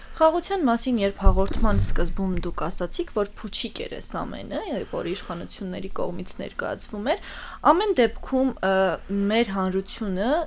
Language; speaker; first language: Armenian; native; Armenian